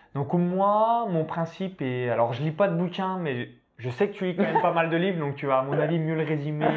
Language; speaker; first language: French; native; French